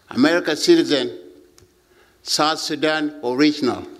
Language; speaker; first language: English; non-native, learner; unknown